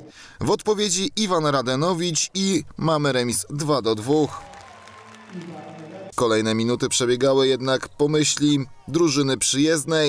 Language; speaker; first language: Polish; native; Polish